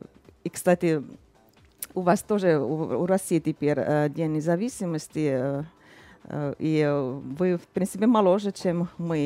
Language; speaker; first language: Russian; non-native, fluent; Finnish